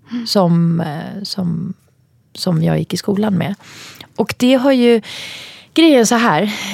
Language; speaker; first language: Swedish; native; Swedish